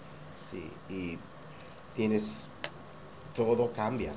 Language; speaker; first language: Spanish; non-native, learner; English